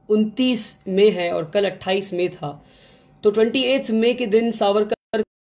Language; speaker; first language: Hindi; non-native, local second language; Kannada